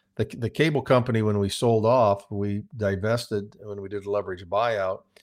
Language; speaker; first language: English; native; English